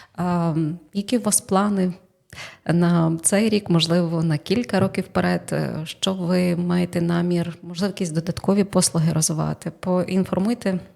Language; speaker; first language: Ukrainian; native; Ukrainian